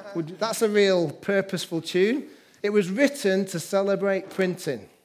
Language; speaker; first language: English; native; English